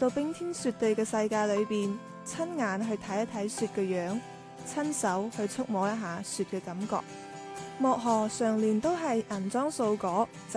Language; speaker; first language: Chinese; native; Chinese